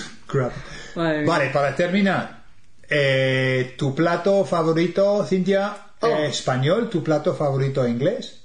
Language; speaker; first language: Spanish; non-native, fluent; English